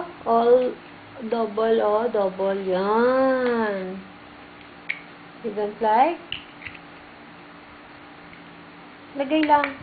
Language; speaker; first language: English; non-native, local second language; Filipino